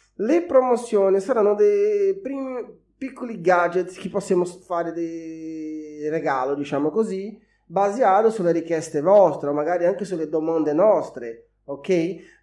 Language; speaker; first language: Italian; non-native, fluent; Portuguese